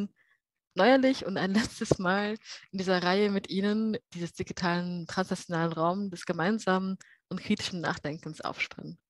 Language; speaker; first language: German; native; German